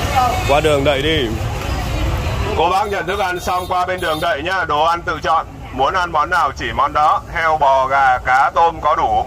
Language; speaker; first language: Vietnamese; native; Vietnamese